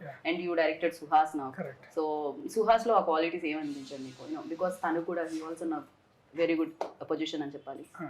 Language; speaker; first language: Telugu; native; Telugu